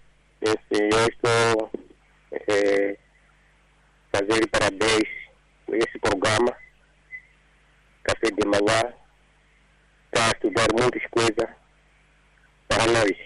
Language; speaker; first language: Portuguese; non-native, local second language; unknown